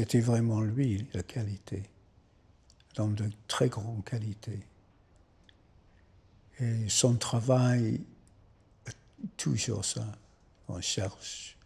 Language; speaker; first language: French; non-native, fluent; English